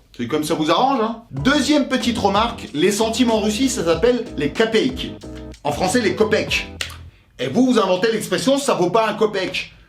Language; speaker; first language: French; early bilingual, other home language; Russian